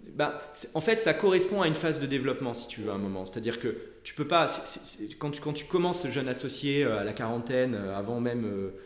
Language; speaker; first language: French; native; French